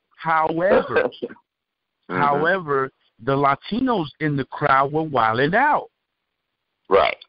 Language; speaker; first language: English; native; English